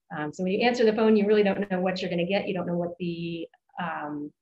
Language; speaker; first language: English; native; English